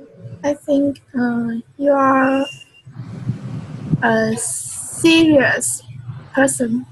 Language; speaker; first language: English; non-native, learner; Vietnamese